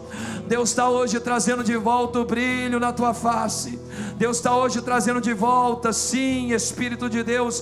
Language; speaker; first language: Portuguese; native; Portuguese